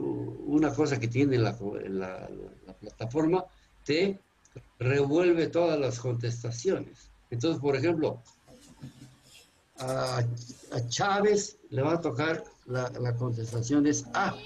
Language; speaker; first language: Spanish; native; Spanish